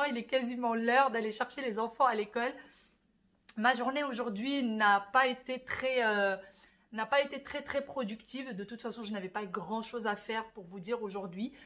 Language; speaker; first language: French; native; French